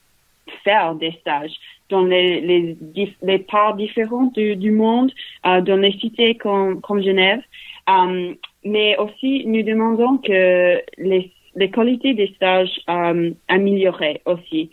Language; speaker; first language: French; non-native, learner; English